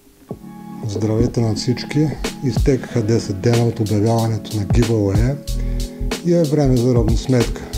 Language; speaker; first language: Bulgarian; native; Bulgarian